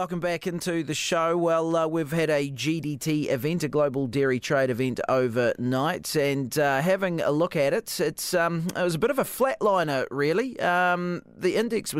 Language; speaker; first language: English; native; English